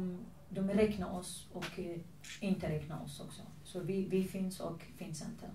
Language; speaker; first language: Swedish; non-native, fluent; Arabic